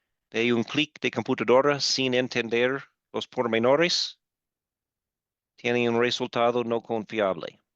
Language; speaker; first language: Spanish; non-native, fluent; English